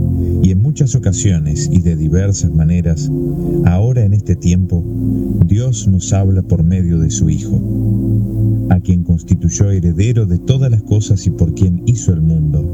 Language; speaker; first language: Spanish; native; Spanish